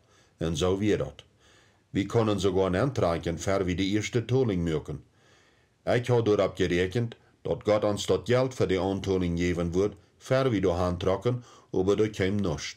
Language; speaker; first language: German; early bilingual, heritage; Plautdietsch